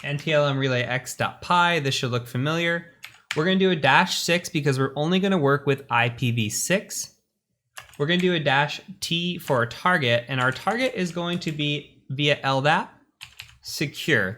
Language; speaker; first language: English; native; English